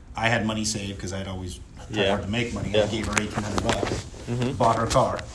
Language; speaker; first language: English; native; English